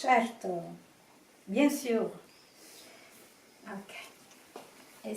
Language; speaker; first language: French; non-native, learner; Italian